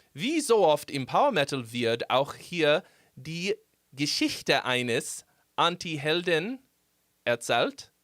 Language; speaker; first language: German; non-native, learner; English